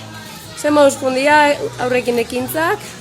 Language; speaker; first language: Basque; native; Basque